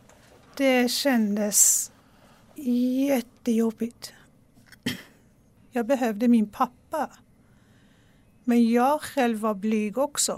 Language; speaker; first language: Swedish; non-native, local second language; Persian